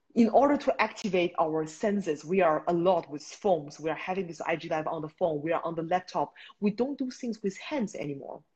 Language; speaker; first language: English; non-native, fluent; Chinese